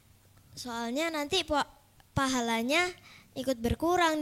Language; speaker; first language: Indonesian; native; Indonesian